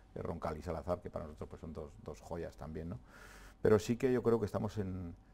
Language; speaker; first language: Spanish; native; Spanish